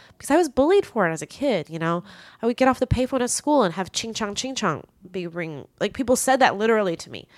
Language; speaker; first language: English; early bilingual, other home language; Chinese